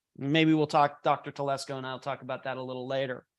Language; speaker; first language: English; native; English